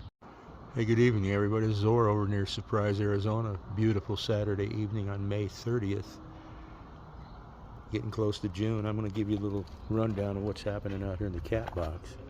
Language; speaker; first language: English; native; English